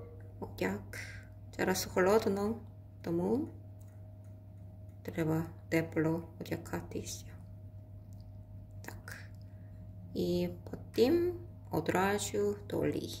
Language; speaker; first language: Ukrainian; non-native, learner; Korean